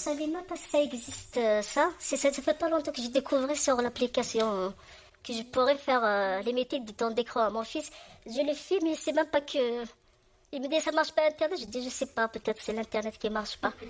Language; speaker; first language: French; non-native, learner; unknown